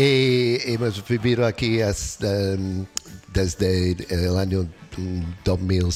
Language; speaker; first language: Spanish; non-native, learner; English